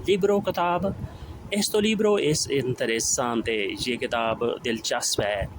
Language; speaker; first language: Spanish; non-native, learner; Urdu